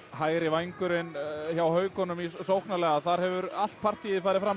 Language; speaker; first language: Icelandic; native; Icelandic